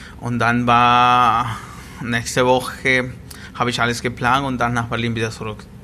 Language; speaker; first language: German; non-native, learner; Spanish